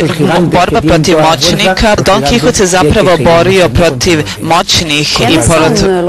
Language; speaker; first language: Serbian; non-native, fluent; Spanish